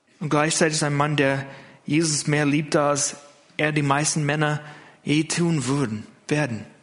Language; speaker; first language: German; non-native, fluent; English